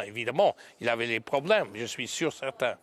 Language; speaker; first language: French; non-native, learner; English